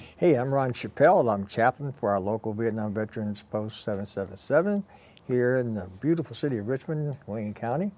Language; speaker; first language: English; native; English